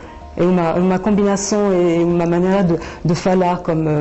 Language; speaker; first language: Portuguese; non-native, learner; French